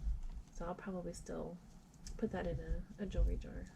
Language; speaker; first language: English; native; English